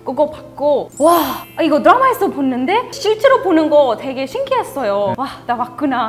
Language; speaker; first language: Korean; non-native, fluent; English